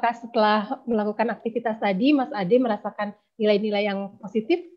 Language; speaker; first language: Indonesian; native; Indonesian